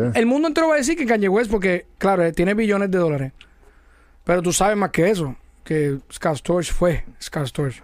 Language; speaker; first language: Spanish; native; Spanish